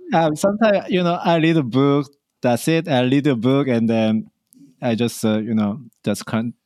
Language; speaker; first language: English; non-native, learner; Korean